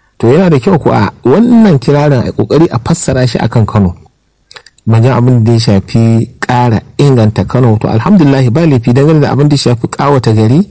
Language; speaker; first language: Hausa; native; Hausa